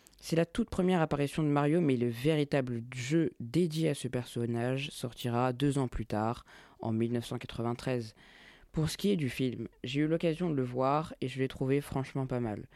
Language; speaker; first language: French; native; French